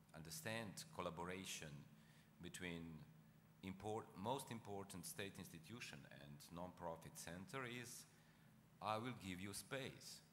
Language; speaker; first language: English; non-native, fluent; Slovenian